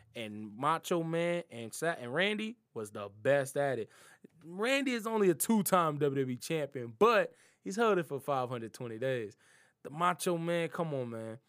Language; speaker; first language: English; native; English